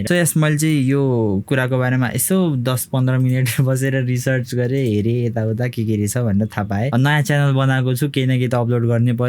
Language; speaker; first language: Nepali; native; Nepali